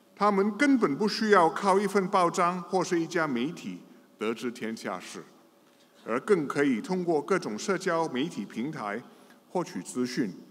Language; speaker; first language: Chinese; non-native, local second language; English